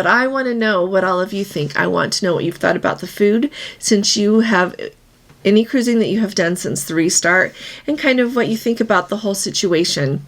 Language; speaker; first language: English; native; English